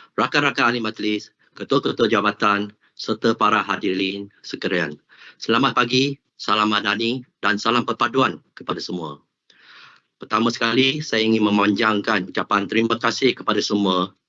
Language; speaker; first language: Malay; non-native, local second language; Cantonese